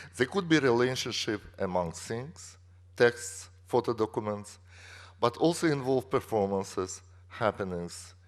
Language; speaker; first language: English; non-native, fluent; Russian